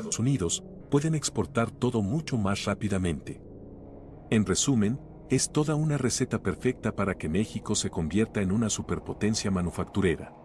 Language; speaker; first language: Spanish; native; Spanish